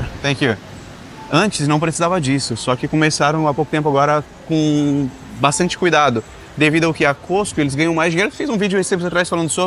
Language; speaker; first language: Portuguese; native; Portuguese